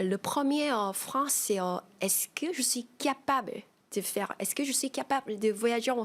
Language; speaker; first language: French; non-native, fluent; Korean